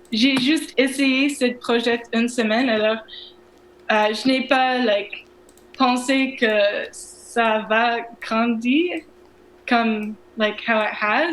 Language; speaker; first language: French; non-native, learner; English